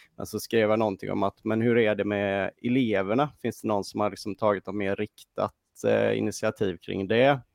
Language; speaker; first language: Swedish; native; Swedish